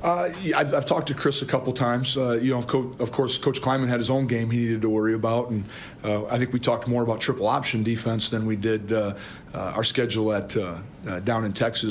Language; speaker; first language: English; native; English